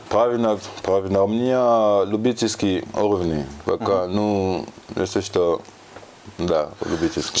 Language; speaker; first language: Russian; non-native, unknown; French